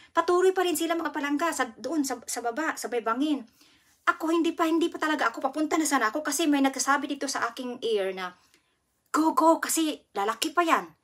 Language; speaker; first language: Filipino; non-native, local second language; Cebuano